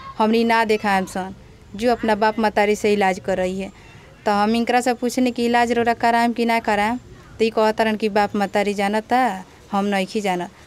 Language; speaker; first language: Hindi; native; Hindi